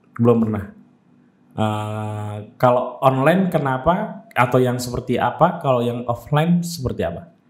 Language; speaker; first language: Indonesian; native; Indonesian